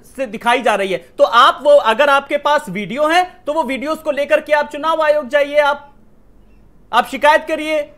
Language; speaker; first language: Hindi; native; Hindi